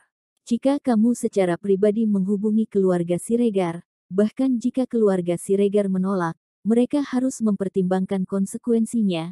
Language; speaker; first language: Indonesian; native; Indonesian